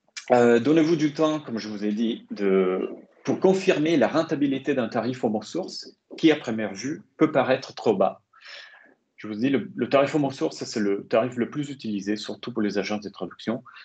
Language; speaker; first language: French; non-native, fluent; Italian